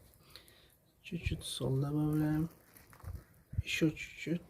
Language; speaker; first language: Russian; non-native, learner; Tajik